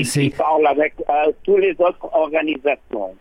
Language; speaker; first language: French; non-native, learner; English